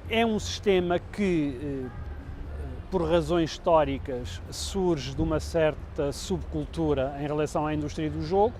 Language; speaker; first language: Portuguese; native; Portuguese